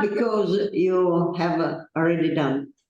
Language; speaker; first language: English; non-native, learner; Italian